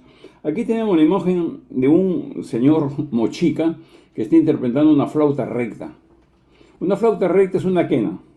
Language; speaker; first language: Spanish; native; Spanish